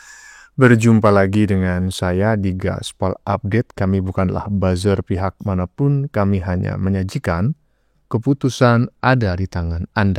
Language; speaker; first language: Indonesian; native; Indonesian